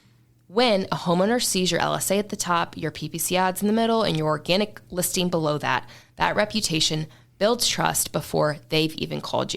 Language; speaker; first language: English; native; English